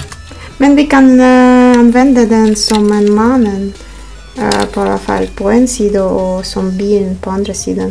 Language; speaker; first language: Swedish; non-native, learner; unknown